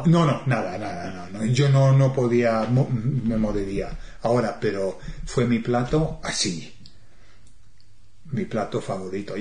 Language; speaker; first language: Spanish; non-native, fluent; English